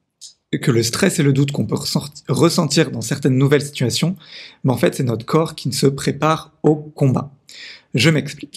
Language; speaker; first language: French; native; French